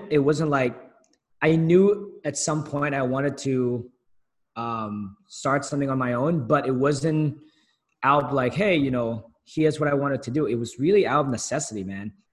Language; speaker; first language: English; early bilingual, other home language; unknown